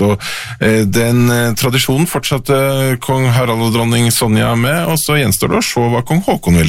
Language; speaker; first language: Norwegian; native; Norwegian